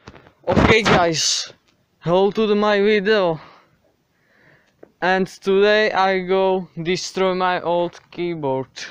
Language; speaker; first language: English; non-native, learner; Czech